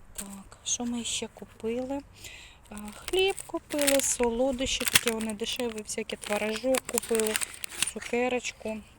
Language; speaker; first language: Ukrainian; native; Ukrainian